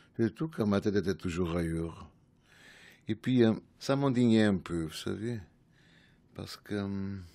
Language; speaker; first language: French; non-native, fluent; Portuguese